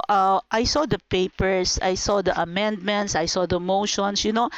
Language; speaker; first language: English; non-native, local second language; Filipino